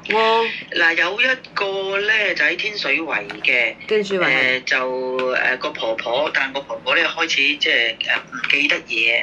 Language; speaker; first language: Cantonese; native; Cantonese